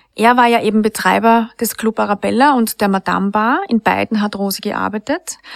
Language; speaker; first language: German; native; German